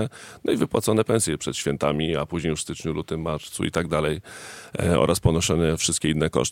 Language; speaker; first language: Polish; native; Polish